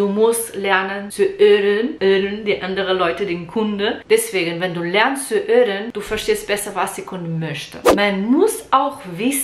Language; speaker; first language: German; non-native, learner; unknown